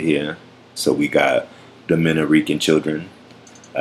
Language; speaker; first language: English; native; English